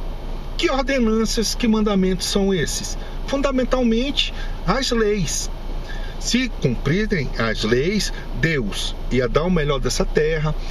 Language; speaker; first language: Portuguese; native; Portuguese